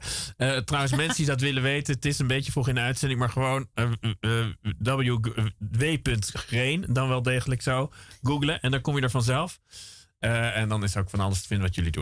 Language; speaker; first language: Dutch; native; Dutch